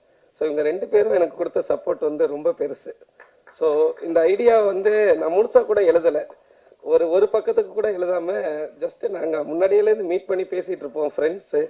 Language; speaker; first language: Tamil; native; Tamil